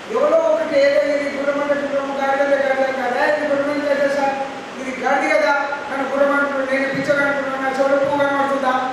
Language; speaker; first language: Telugu; non-native, local second language; Lambadi